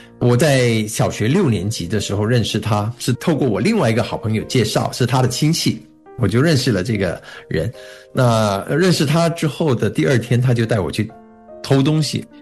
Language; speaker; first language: Chinese; native; Chinese